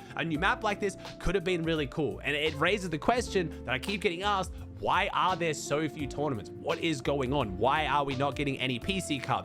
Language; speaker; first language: English; native; English